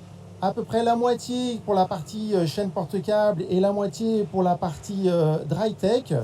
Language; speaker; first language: French; native; French